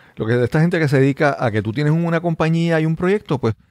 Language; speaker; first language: Spanish; native; Spanish